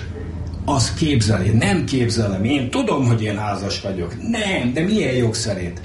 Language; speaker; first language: Hungarian; native; Hungarian